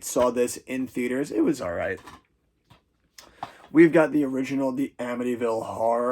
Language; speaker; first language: English; native; English